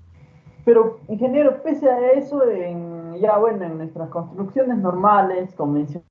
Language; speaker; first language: Spanish; native; Spanish